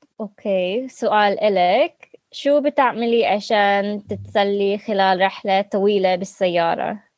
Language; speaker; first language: Arabic; non-native, learner; English